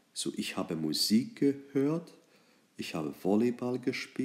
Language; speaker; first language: German; non-native, fluent; English